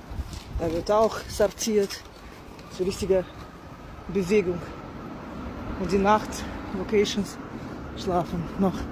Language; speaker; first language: German; non-native, fluent; Russian